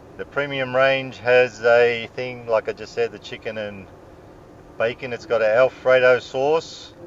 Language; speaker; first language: English; native; English